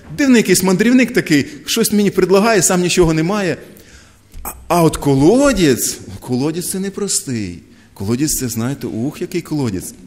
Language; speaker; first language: Ukrainian; non-native, local second language; Russian